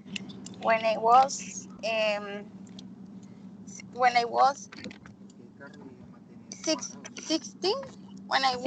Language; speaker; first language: English; non-native, learner; Spanish